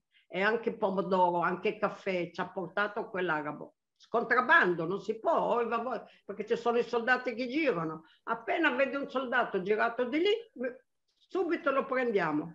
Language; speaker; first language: Italian; non-native, local second language; Arabic